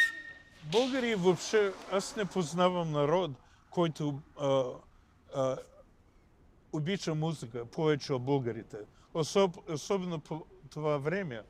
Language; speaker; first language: Bulgarian; non-native, fluent; English